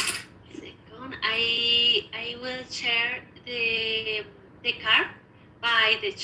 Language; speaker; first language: English; non-native, learner; Spanish